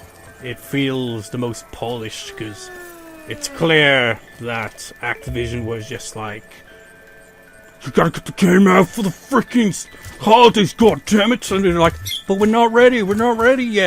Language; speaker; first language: English; native; English